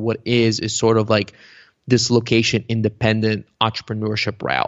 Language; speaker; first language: English; early bilingual, other home language; Bulgarian